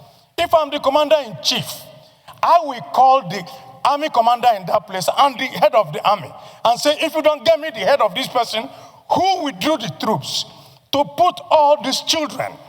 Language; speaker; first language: English; non-native, local second language; Igbo